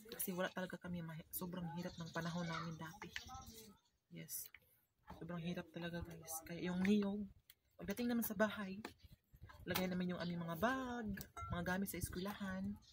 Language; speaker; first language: Filipino; non-native, local second language; Cebuano